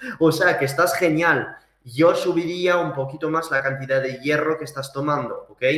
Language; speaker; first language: Spanish; early bilingual, heritage; Spanish